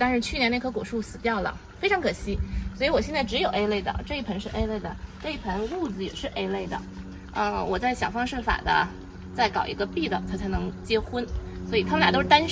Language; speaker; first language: Chinese; native; Chinese